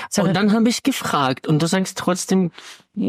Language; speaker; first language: German; non-native, fluent; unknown